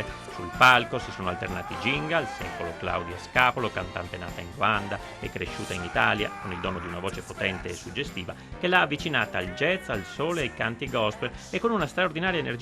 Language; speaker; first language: Italian; native; Italian